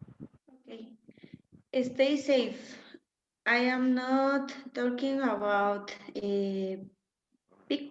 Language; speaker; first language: English; non-native, learner; Spanish